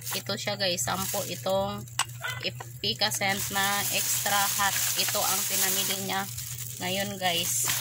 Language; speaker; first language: Filipino; non-native, local second language; Cebuano